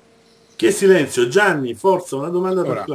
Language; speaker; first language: Italian; native; Italian